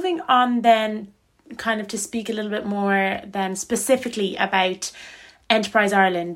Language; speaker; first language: English; native; English